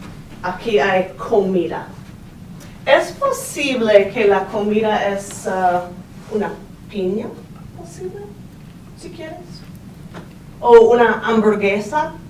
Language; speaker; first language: Spanish; non-native, fluent; English